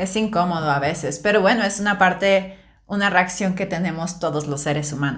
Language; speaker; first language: Spanish; native; Spanish